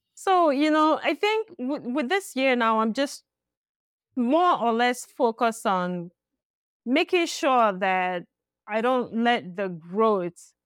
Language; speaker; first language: English; non-native, local second language; Igbo